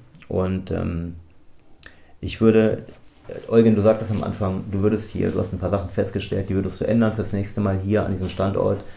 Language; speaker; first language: German; native; German